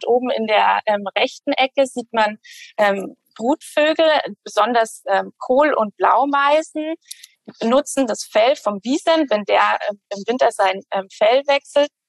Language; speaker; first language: German; native; German